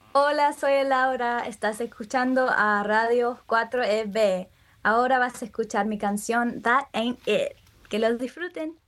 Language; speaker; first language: Spanish; early bilingual, heritage; English